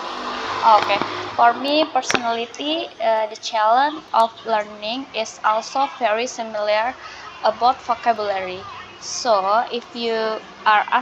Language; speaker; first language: English; non-native, learner; Indonesian